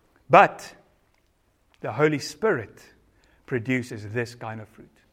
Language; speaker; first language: English; non-native, local second language; Afrikaans